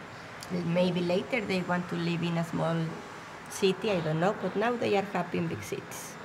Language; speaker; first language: English; non-native, learner; Spanish